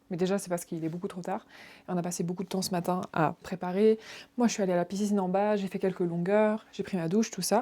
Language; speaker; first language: French; native; French